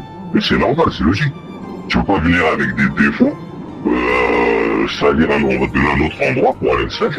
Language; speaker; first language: French; native; French